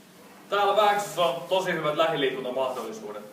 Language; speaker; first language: Finnish; native; Finnish